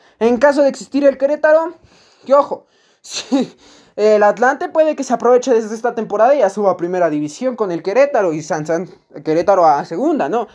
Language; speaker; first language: Spanish; native; Spanish